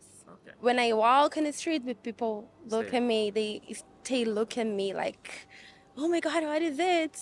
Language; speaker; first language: English; non-native, fluent; Portuguese